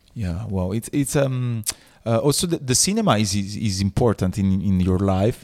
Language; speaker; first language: English; non-native, learner; Italian